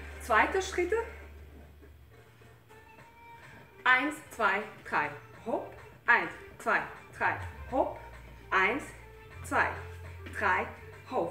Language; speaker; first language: German; non-native, fluent; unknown